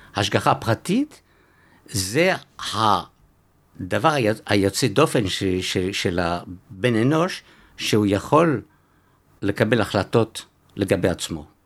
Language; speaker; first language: Hebrew; non-native, fluent; French